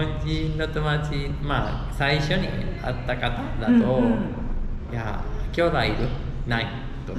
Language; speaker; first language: Japanese; non-native, fluent; Spanish